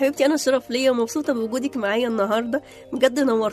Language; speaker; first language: Arabic; native; Arabic